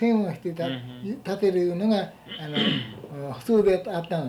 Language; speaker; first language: Japanese; native; Japanese